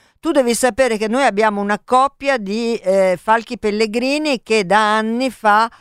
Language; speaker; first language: Italian; native; Italian